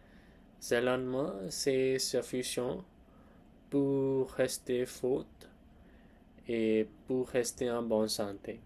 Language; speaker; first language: French; non-native, learner; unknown